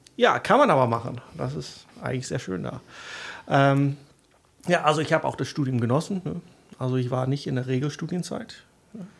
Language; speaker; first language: German; non-native, fluent; English